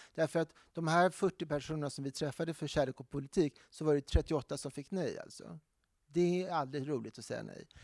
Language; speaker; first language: Swedish; native; Swedish